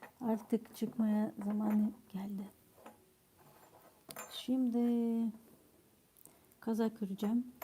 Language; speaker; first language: Turkish; non-native, fluent; Ukrainian